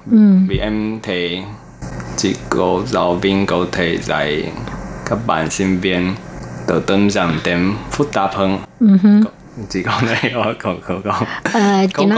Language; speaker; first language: Vietnamese; non-native, learner; Chinese